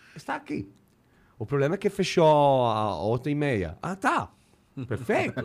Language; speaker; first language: Portuguese; non-native, fluent; Italian